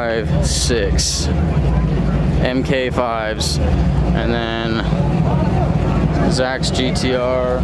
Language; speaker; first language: English; native; English